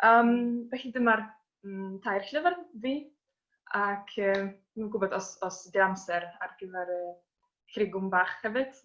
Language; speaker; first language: Welsh; non-native, fluent; Polish